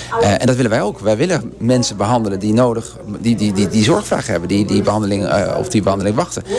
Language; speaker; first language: Dutch; non-native, local second language; Papiamento